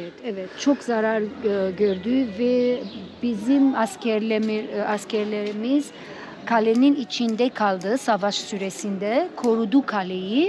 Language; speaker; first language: Turkish; non-native, fluent; Arabic